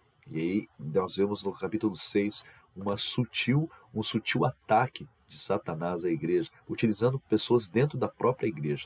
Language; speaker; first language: Portuguese; native; Portuguese